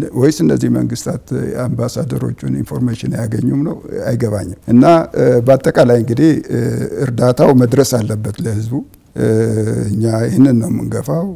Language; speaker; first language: Amharic; non-native, local second language; Tigrinya